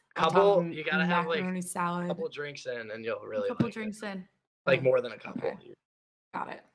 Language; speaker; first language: English; native; English